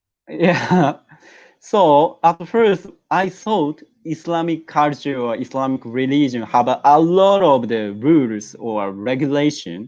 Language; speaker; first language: English; non-native, learner; Japanese